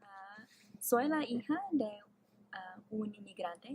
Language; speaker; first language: Spanish; non-native, learner; English